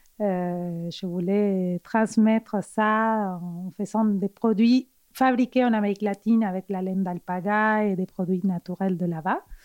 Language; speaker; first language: French; non-native, fluent; Spanish